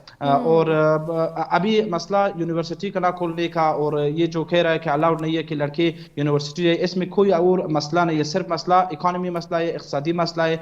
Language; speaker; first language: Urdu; non-native, fluent; Persian